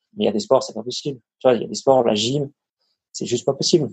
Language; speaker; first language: French; native; French